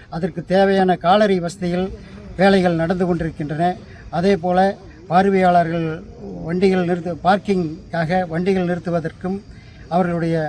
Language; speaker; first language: Tamil; native; Tamil